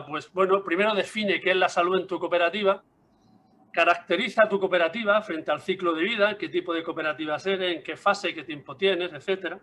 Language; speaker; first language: Spanish; native; Spanish